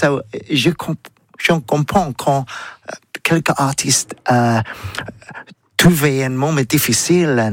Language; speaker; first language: French; non-native, learner; English